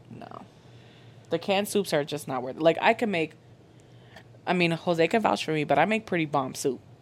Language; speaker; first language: English; native; English